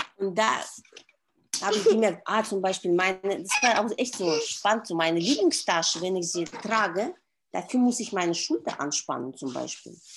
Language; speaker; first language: German; non-native, fluent; Russian